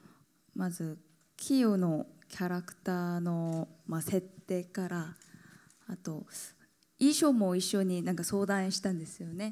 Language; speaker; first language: Japanese; non-native, fluent; Korean